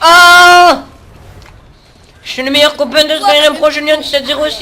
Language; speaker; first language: French; native; French